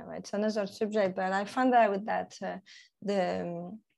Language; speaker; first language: English; non-native, fluent; French